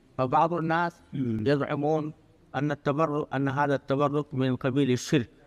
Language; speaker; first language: Arabic; non-native, fluent; Urdu